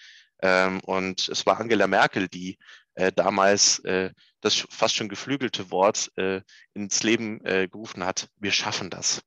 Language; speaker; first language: German; native; German